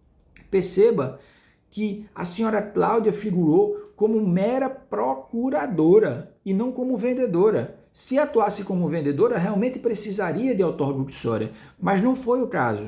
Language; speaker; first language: Portuguese; native; Portuguese